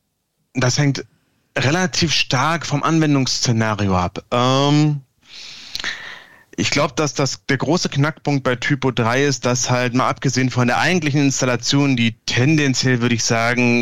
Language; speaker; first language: German; native; German